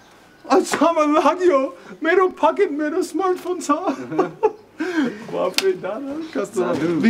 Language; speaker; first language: Nepali; non-native, learner; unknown